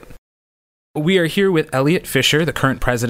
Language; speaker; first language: English; native; English